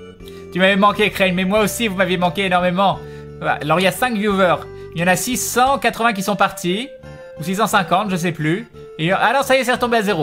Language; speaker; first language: French; native; French